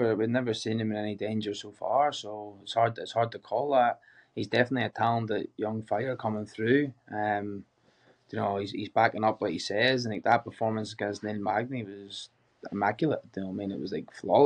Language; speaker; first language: English; native; English